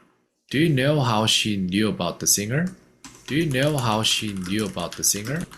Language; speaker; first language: English; non-native, fluent; Korean